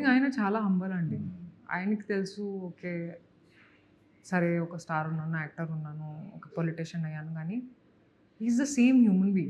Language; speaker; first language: Telugu; non-native, fluent; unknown